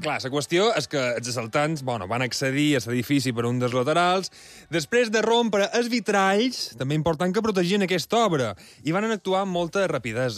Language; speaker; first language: Catalan; native; Catalan